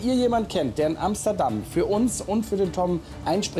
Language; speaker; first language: German; native; German